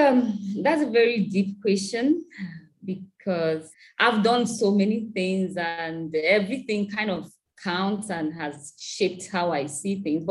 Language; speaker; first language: English; non-native, local second language; Igbo